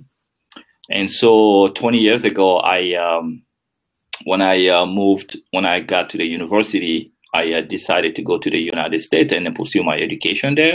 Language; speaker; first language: English; non-native, fluent; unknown